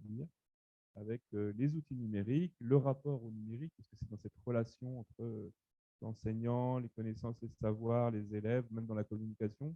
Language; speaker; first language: French; native; French